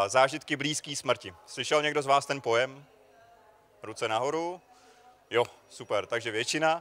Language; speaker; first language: Czech; native; Czech